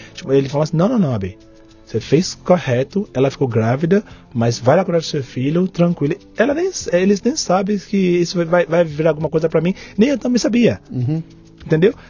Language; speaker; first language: Portuguese; non-native, fluent; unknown